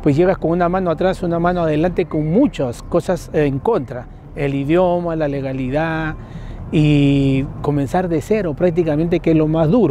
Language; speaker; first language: Spanish; native; Spanish